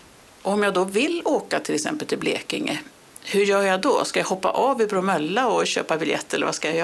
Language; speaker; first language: Swedish; native; Swedish